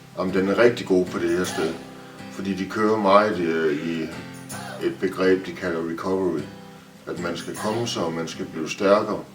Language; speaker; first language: Danish; native; Danish